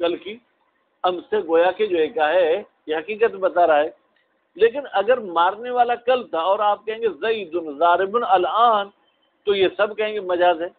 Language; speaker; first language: Urdu; non-native, local second language; Sindhi